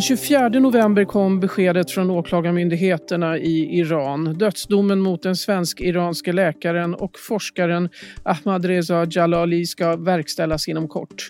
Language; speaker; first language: Swedish; native; Swedish